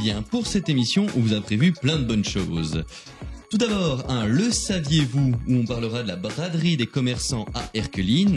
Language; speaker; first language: French; native; French